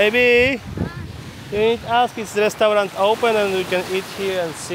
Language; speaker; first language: English; non-native, learner; Polish